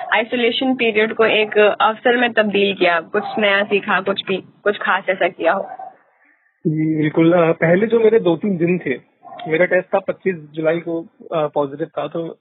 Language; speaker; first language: Hindi; native; Hindi